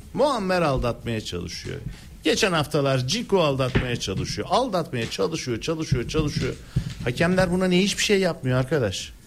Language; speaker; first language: Turkish; native; Turkish